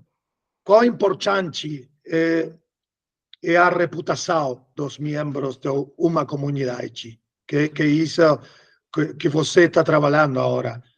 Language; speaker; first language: Portuguese; non-native, learner; Spanish